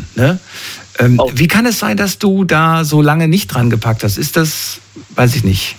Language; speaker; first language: German; native; German